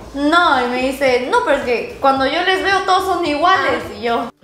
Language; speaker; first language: Spanish; early bilingual, other home language; Korean